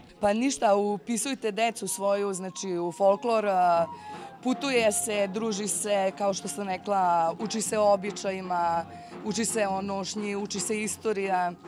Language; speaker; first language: Serbian; early bilingual, heritage; Serbian